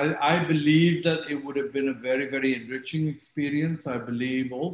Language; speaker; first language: English; non-native, local second language; Hindi